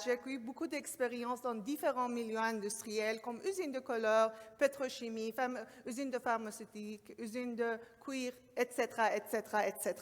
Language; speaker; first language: French; non-native, learner; Persian